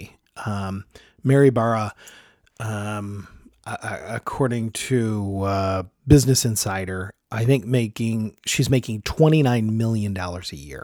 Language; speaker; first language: English; native; English